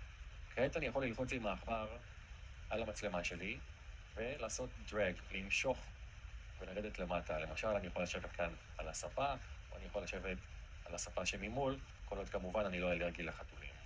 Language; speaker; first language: Hebrew; native; Hebrew